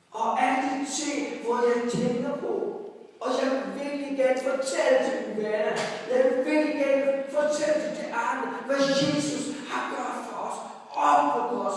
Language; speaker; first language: Danish; non-native, fluent; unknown